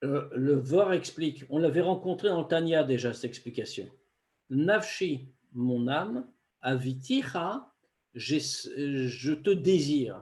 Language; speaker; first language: French; native; French